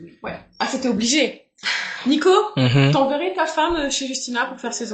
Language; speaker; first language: French; native; French